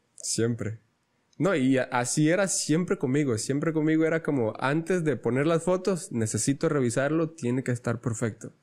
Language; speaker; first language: Spanish; native; Spanish